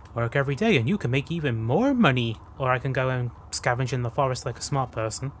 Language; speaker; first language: English; native; English